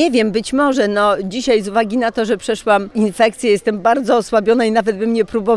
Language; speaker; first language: Polish; native; Polish